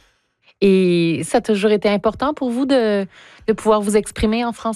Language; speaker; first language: French; native; French